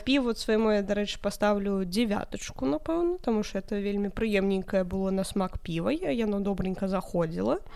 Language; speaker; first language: Belarusian; non-native, local second language; Russian